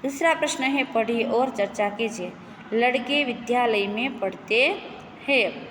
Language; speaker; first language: Hindi; non-native, local second language; Gujarati